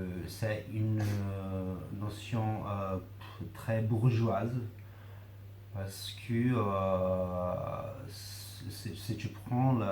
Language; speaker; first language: French; non-native, fluent; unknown